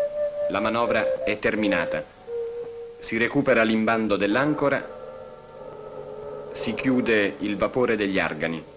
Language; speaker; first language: Italian; native; Italian